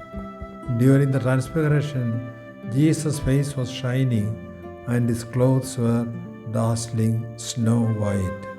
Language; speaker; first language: English; non-native, local second language; Malayalam